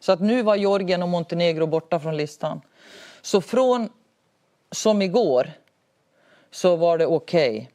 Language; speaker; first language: Swedish; native; Swedish